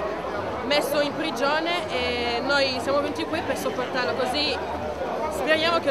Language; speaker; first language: Italian; early bilingual, other home language; French